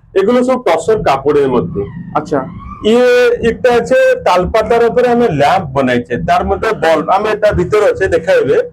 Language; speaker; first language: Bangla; non-native, learner; Odia